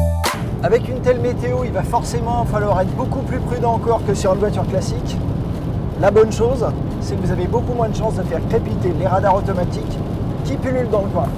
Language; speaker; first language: French; native; French